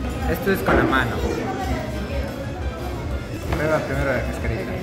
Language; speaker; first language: Spanish; native; Spanish